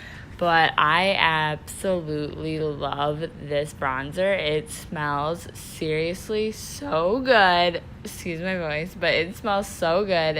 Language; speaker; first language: English; native; English